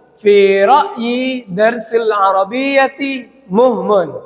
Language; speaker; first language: Arabic; non-native, learner; Indonesian